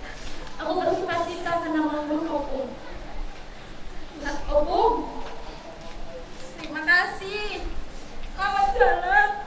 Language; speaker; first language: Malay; non-native, local second language; Batak Toba